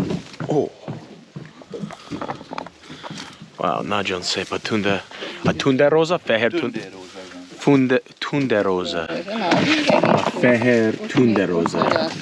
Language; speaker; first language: Hungarian; non-native, learner; English